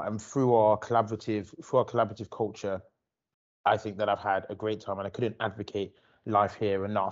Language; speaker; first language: English; native; English